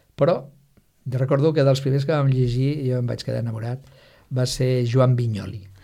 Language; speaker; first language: Catalan; non-native, local second language; Spanish